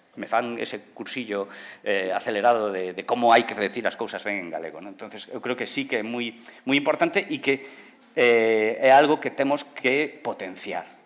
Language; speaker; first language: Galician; non-native, local second language; Spanish